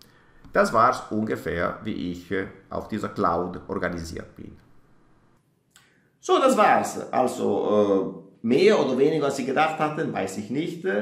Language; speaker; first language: German; non-native, fluent; Italian